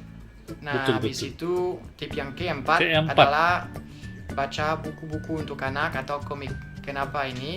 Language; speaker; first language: Indonesian; non-native, fluent; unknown